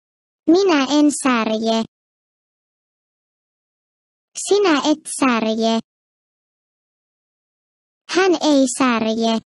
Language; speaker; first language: Finnish; non-native, fluent; Turkish